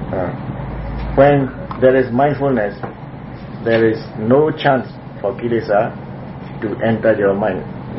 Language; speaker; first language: English; non-native, fluent; Burmese